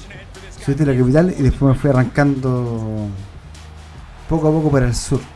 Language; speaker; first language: Spanish; native; Spanish